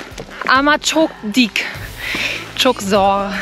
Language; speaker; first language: Turkish; non-native, learner; German